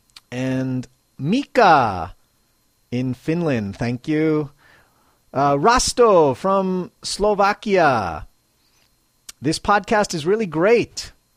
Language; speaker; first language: English; native; English